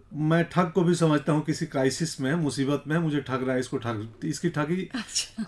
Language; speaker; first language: Hindi; native; Hindi